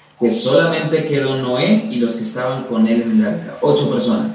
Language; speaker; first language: Spanish; native; Spanish